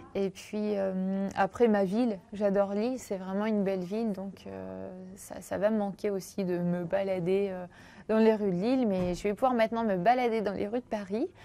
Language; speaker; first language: French; native; French